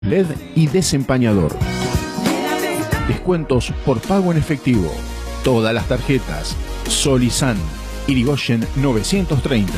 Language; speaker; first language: Spanish; native; Spanish